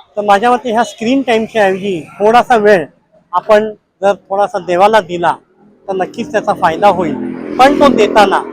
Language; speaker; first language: Marathi; non-native, local second language; Gujarati